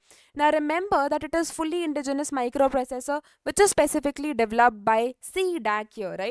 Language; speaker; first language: English; non-native, local second language; Hindi